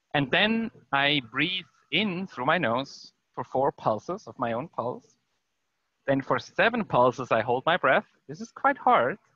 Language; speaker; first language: English; non-native, fluent; German